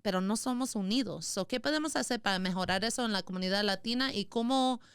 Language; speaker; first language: Spanish; early bilingual, other home language; English